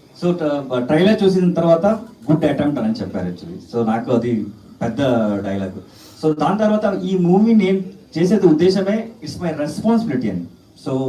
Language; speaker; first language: Telugu; non-native, learner; Kannada